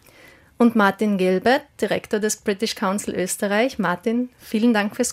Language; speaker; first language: German; native; German